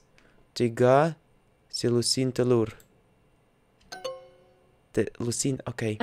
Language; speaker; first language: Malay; non-native, learner; Russian